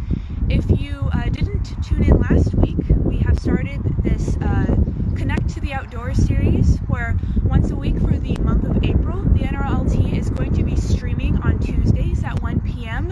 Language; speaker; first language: English; native; English